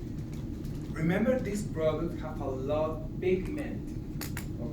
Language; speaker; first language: English; non-native, learner; Spanish